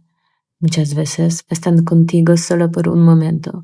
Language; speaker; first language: Spanish; non-native, fluent; Polish